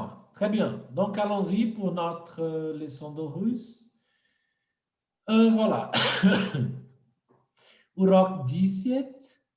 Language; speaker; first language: French; non-native, fluent; Portuguese